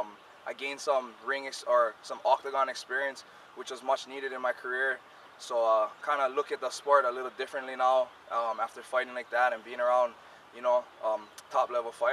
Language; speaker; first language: English; native; English